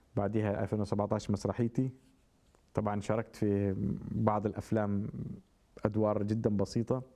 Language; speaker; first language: Arabic; native; Arabic